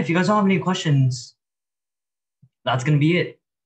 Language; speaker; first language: English; early bilingual, other home language; Japanese